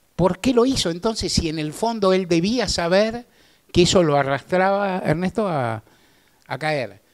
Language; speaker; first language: Spanish; native; Spanish